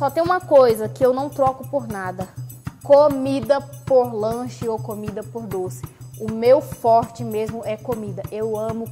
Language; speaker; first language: Portuguese; native; Portuguese